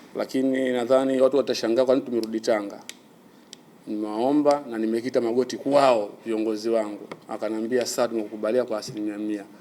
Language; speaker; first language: Swahili; native; Swahili